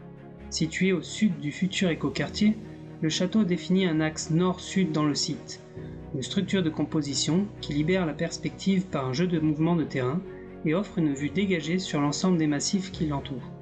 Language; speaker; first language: French; native; French